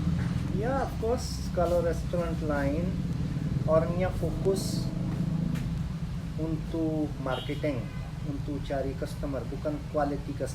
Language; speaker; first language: Indonesian; non-native, learner; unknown